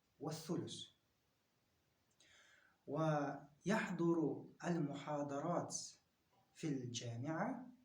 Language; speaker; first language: Arabic; non-native, fluent; Kyrgyz